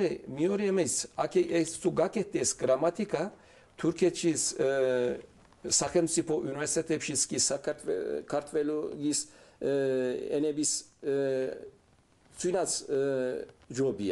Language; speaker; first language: Georgian; early bilingual, heritage; Turkish